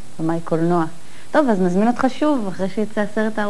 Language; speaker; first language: Hebrew; native; Hebrew